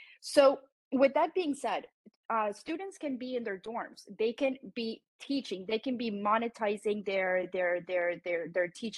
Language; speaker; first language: English; non-native, fluent; Spanish